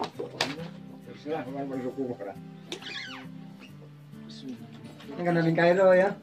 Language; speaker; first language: Indonesian; non-native, local second language; Javanese